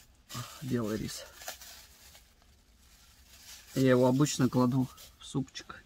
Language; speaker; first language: Russian; native; Russian